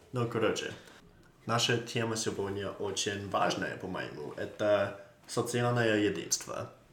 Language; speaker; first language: Russian; non-native, learner; English